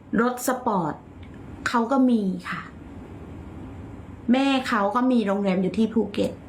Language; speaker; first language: Thai; native; Thai